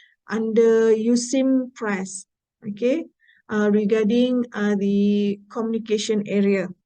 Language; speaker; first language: English; non-native, local second language; Malay